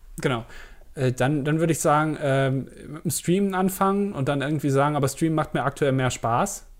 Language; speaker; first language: German; native; German